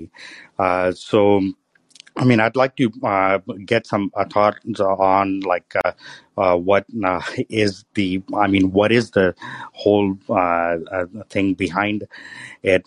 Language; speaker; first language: English; non-native, local second language; Urdu